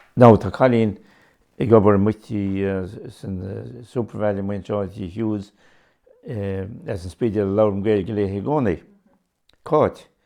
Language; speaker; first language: Irish; native; Irish